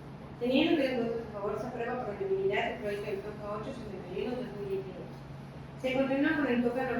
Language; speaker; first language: Spanish; native; Spanish